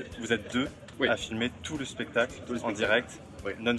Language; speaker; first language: French; native; French